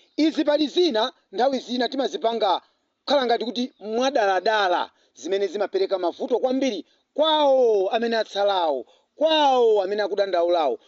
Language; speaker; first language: Nyanja; native; Nyanja